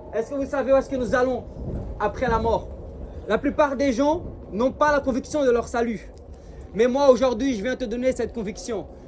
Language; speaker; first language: French; early bilingual, other home language; Portuguese